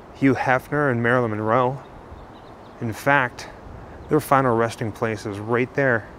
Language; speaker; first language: English; native; English